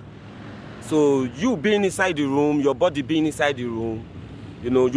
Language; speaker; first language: English; non-native, local second language; Bini